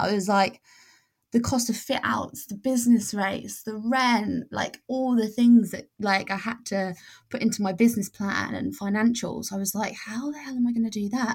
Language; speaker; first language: English; native; English